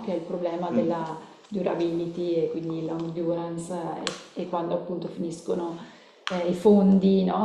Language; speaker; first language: Italian; native; Italian